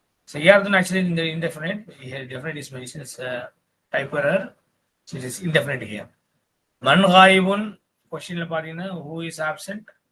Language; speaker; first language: English; non-native, local second language; Tamil